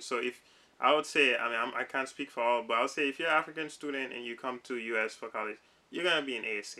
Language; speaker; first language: English; non-native, local second language; Wolof